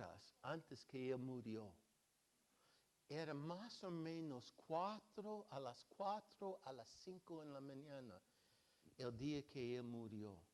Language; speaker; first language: Spanish; non-native, fluent; English